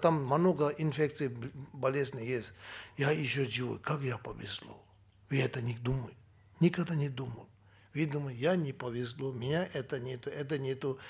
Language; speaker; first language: Russian; non-native, learner; Tibetan